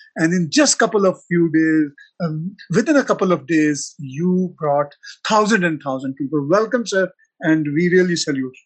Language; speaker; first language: English; non-native, local second language; Punjabi